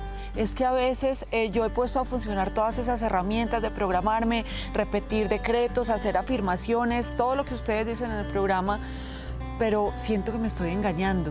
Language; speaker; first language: Spanish; native; Spanish